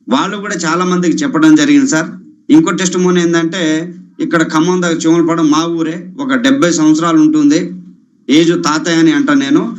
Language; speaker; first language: Telugu; non-native, local second language; Lambadi